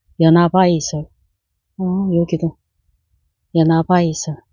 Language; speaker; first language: Korean; native; Korean